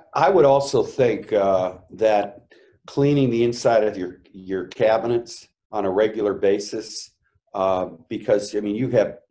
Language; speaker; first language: English; native; English